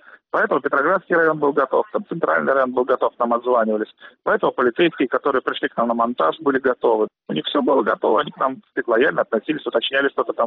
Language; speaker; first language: Russian; native; Russian